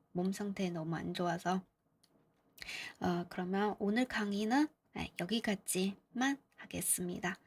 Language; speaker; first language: Korean; non-native, fluent; Chinese